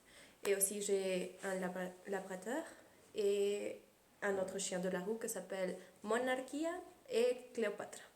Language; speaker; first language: French; early bilingual, heritage; Spanish